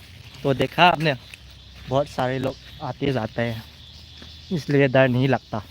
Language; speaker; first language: Hindi; non-native, local second language; Thado Chin